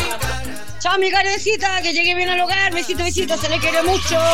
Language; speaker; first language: Spanish; native; Spanish